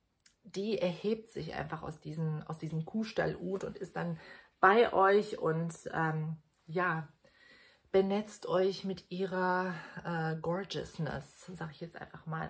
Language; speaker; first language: German; native; German